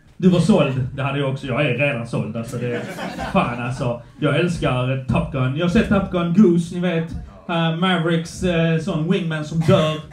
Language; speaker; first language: Swedish; early bilingual, other home language; Polish